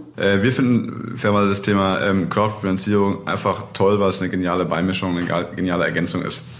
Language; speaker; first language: German; native; German